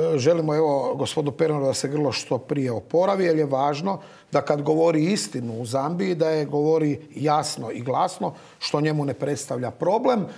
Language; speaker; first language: Croatian; native; Croatian